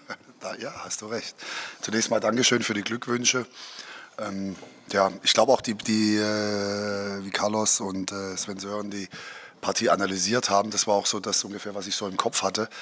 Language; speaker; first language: German; native; German